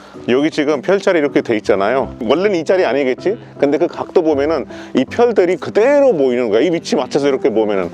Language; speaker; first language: Korean; non-native, fluent; Hindi